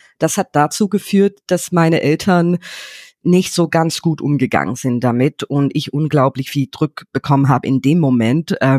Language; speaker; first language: German; non-native, fluent; English